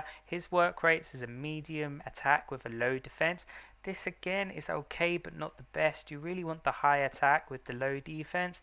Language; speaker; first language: English; native; English